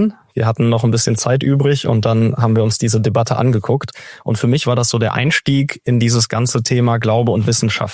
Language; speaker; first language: German; native; German